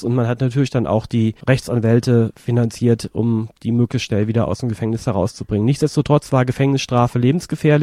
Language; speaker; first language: German; native; German